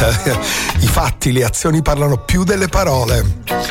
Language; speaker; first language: Italian; native; Italian